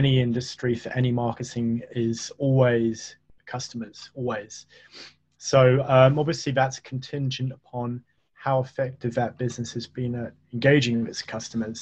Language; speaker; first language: English; native; English